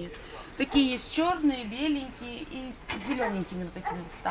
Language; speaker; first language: Russian; native; Russian